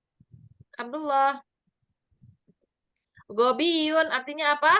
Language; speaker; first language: Indonesian; native; Indonesian